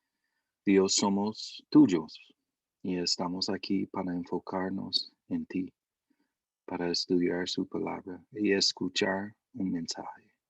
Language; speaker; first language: Spanish; non-native, fluent; English